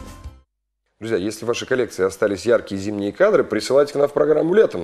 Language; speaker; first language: Russian; native; Russian